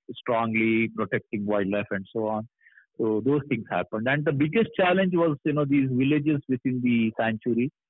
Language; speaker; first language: English; non-native, local second language; Kannada